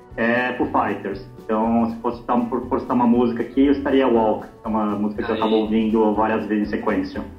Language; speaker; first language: Portuguese; native; Portuguese